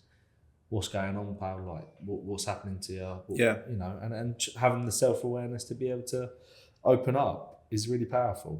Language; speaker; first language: English; native; English